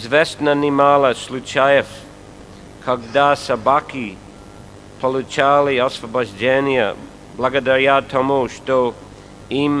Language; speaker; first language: Russian; non-native, fluent; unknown